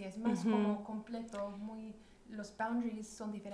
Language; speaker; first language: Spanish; early bilingual, other home language; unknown